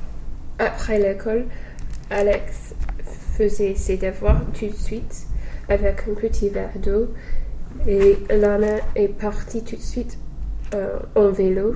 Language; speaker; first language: French; non-native, fluent; English